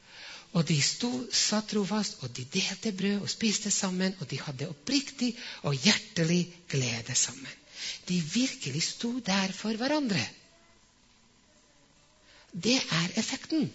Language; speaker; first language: Norwegian; non-native, fluent; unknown